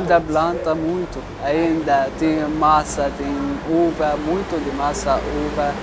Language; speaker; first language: Portuguese; non-native, local second language; Arabic